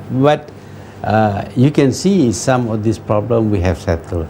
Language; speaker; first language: English; non-native, local second language; Malay